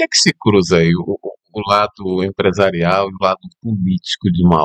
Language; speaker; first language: Portuguese; native; Portuguese